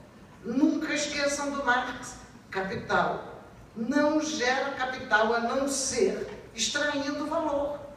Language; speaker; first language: Portuguese; native; Portuguese